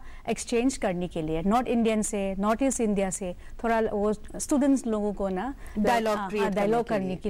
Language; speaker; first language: Hindi; non-native, local second language; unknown